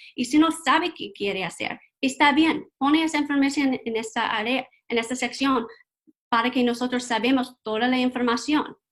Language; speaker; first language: Spanish; non-native, learner; English